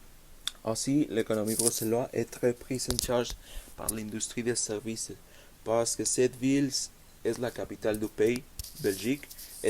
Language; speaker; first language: French; non-native, learner; Spanish